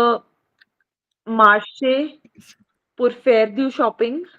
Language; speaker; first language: French; non-native, learner; Hindi